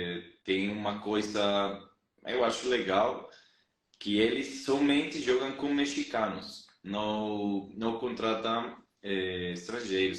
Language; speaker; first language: Portuguese; non-native, fluent; Spanish